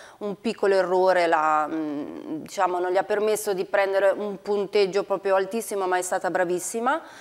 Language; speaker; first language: Italian; native; Italian